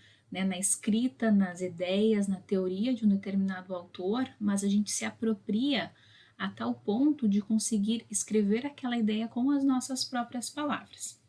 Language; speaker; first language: Portuguese; native; Portuguese